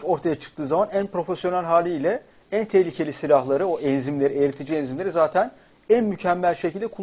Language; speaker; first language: Turkish; native; Turkish